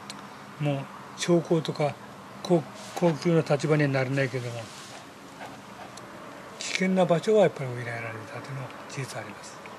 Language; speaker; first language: Japanese; native; Japanese